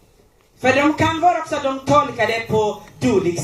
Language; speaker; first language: Swedish; non-native, learner; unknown